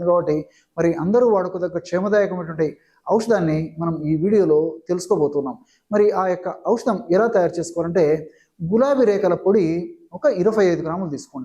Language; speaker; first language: Telugu; native; Telugu